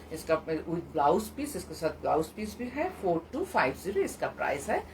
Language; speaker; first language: Hindi; non-native, local second language; Bangla